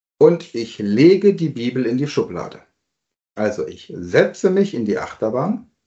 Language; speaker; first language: German; native; German